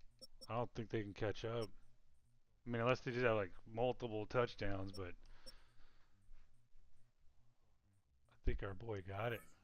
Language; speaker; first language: English; native; English